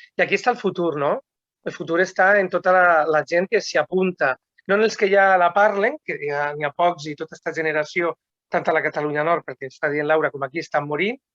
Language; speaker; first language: Catalan; non-native, local second language; Spanish